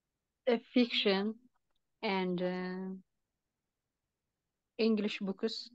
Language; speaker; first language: English; non-native, learner; Tigrinya